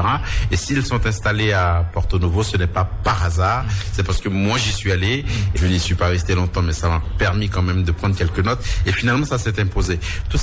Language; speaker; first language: French; native; French